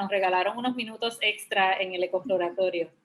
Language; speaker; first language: Spanish; native; Spanish